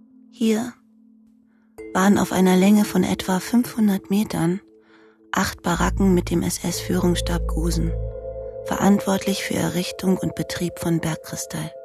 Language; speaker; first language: German; native; German